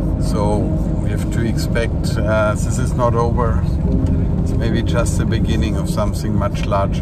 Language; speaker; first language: English; non-native, fluent; German